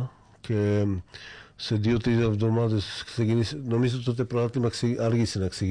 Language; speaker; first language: Greek; non-native, fluent; Slovak